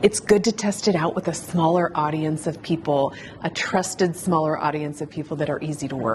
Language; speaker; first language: English; native; English